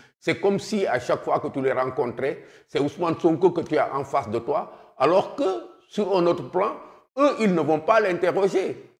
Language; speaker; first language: French; non-native, local second language; Wolof